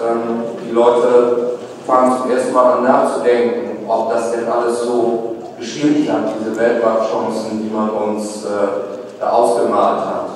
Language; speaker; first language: German; native; German